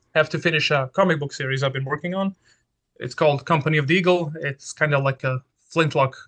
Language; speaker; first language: English; non-native, fluent; Serbian